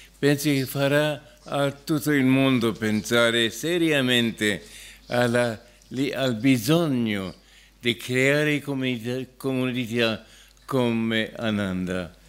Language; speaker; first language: Italian; non-native, fluent; English